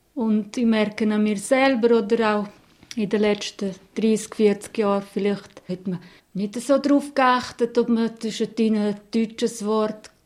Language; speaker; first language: German; non-native, local second language; Romansh